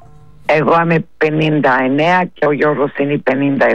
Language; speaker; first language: Greek; early bilingual, heritage; Greek